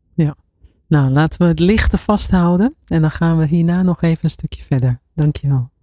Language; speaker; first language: Dutch; native; Dutch